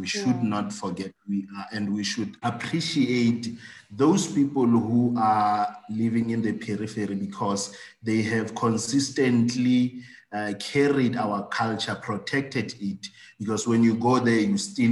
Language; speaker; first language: English; non-native, local second language; Southern Sotho